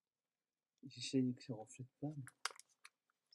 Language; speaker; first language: French; native; French